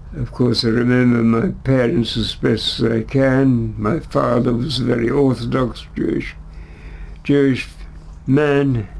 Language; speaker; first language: English; early bilingual, other home language; German